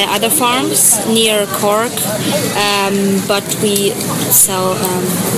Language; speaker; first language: English; non-native, fluent; German